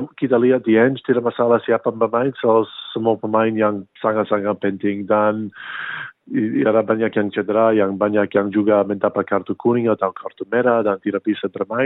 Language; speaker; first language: Indonesian; early bilingual, heritage; English